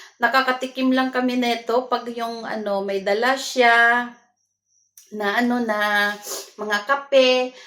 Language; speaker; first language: Filipino; non-native, local second language; Cebuano